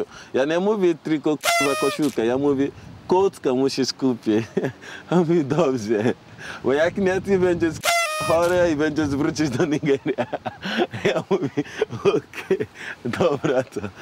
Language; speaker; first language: Polish; non-native, learner; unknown